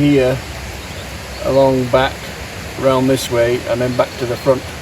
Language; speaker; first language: English; native; English